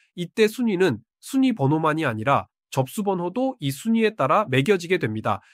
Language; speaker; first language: Korean; native; Korean